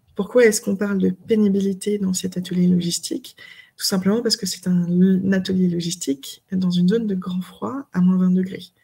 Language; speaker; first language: French; native; French